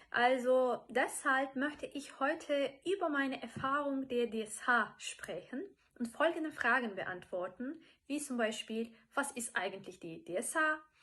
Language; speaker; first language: German; non-native, fluent; Turkish